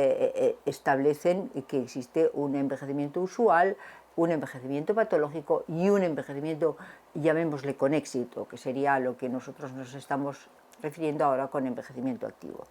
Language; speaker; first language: Spanish; native; Spanish